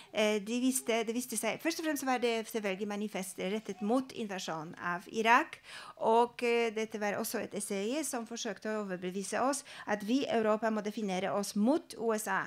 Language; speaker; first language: Norwegian; non-native, fluent; Polish